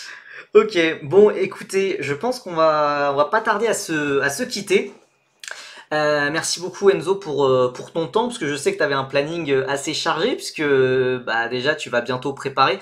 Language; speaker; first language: French; native; French